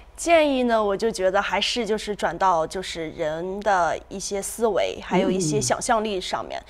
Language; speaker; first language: Chinese; native; Chinese